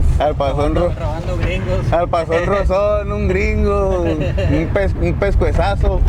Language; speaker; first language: Spanish; native; Spanish